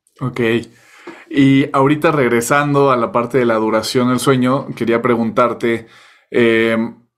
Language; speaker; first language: Spanish; native; Spanish